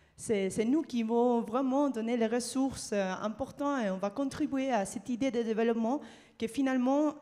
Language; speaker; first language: French; non-native, fluent; Spanish